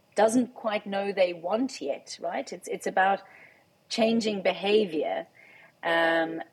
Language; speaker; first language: English; native; English